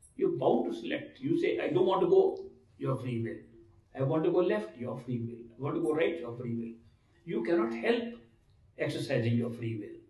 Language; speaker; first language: English; non-native, local second language; Hindi